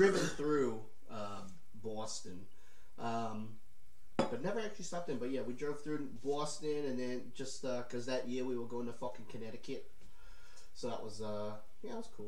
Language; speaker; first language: English; native; English